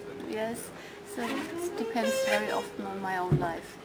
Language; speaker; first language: English; non-native, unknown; German